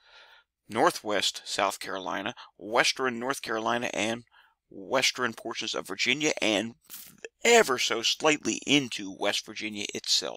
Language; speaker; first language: English; native; English